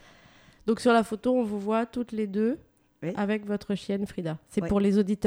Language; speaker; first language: French; native; French